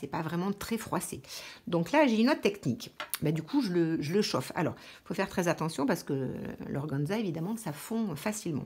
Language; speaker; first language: French; native; French